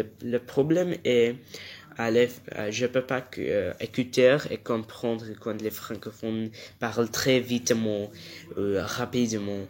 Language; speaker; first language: French; non-native, learner; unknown